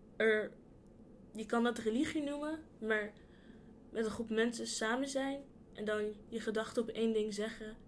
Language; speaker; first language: Dutch; early bilingual, other home language; Yoruba